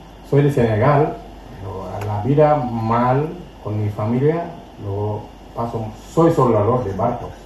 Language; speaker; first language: Spanish; non-native, learner; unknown